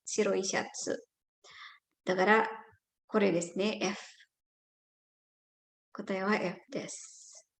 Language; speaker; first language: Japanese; non-native, fluent; Indonesian